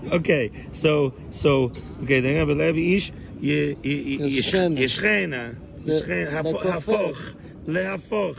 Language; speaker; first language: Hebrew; non-native, learner; English